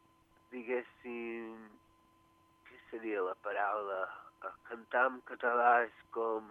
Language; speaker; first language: Catalan; early bilingual, heritage; Catalan